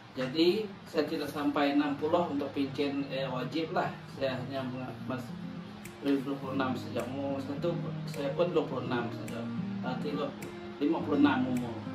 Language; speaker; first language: Malay; non-native, local second language; Iban